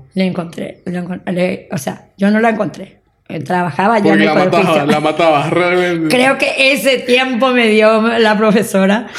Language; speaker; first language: Spanish; native; Spanish